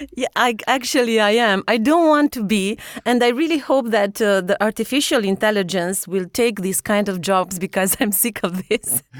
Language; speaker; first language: English; non-native, fluent; Romanian